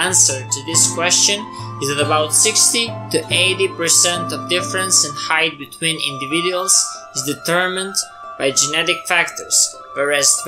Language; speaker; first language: English; non-native, fluent; Serbian